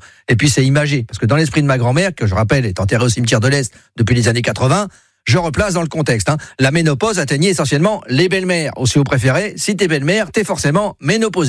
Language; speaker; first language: French; native; French